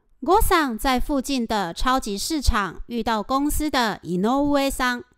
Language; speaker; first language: Chinese; non-native, fluent; Japanese